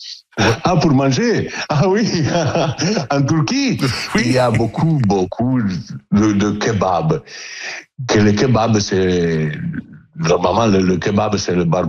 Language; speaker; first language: French; non-native, learner; Italian